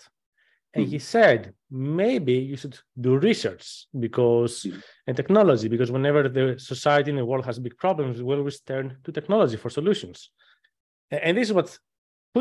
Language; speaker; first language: English; non-native, fluent; Greek